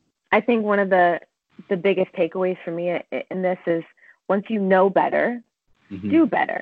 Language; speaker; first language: English; native; English